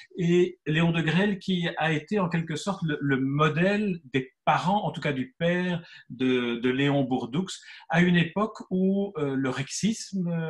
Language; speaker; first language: French; native; French